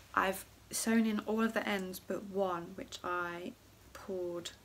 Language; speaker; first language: English; native; English